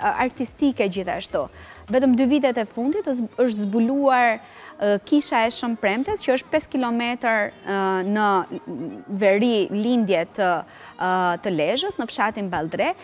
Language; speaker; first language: Albanian; native; Albanian